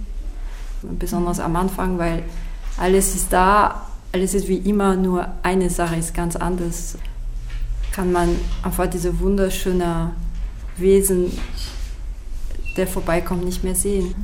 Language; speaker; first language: German; non-native, fluent; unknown